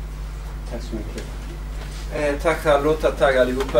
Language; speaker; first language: Swedish; non-native, fluent; Kurdish